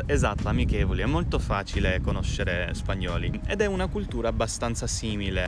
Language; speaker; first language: Italian; non-native, fluent; English